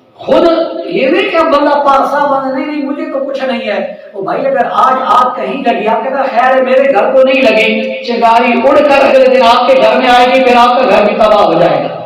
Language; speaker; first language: Urdu; non-native, local second language; Punjabi